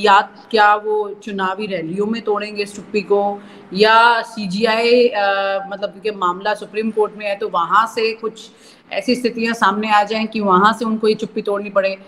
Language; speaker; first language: Hindi; native; Hindi